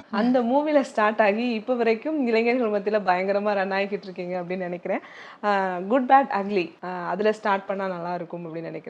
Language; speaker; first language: Tamil; native; Tamil